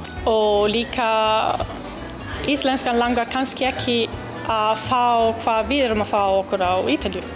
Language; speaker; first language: Icelandic; non-native, learner; Italian